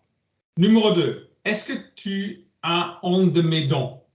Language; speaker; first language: French; non-native, learner; English